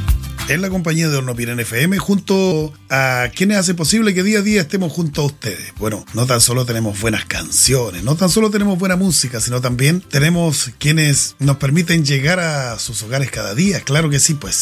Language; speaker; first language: Spanish; native; Spanish